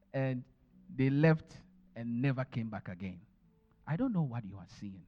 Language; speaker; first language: English; non-native, local second language; Akan